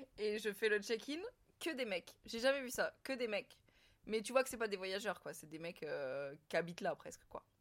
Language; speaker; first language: French; native; French